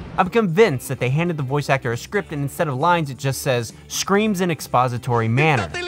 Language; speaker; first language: English; native; English